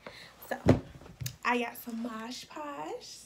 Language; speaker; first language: English; native; English